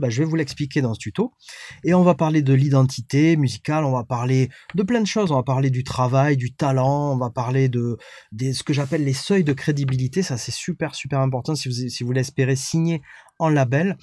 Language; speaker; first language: French; native; French